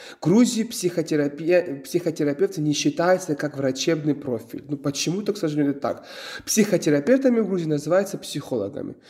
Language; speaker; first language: Russian; non-native, local second language; Georgian